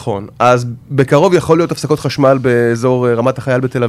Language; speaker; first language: Hebrew; native; Hebrew